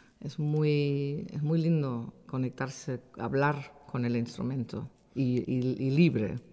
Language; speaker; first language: Spanish; non-native, fluent; German